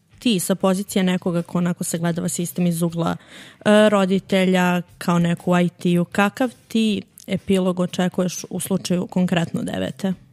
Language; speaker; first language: Serbian; native; Serbian